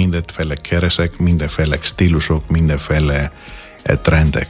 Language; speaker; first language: Hungarian; non-native, fluent; Greek